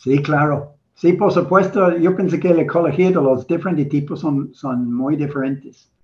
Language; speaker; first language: Spanish; non-native, learner; English